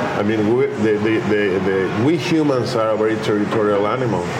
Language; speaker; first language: English; non-native, fluent; Spanish